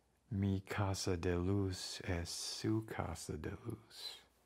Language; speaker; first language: Spanish; non-native, learner; English